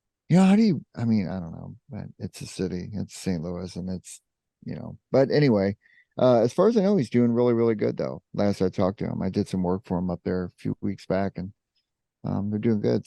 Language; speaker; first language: English; native; English